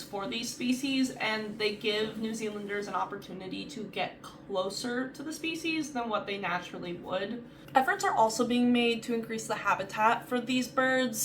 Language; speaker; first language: English; native; English